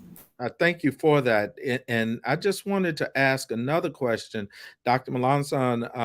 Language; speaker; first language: English; native; English